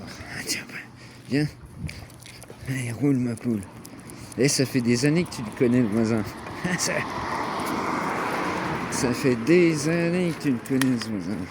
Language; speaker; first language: French; native; French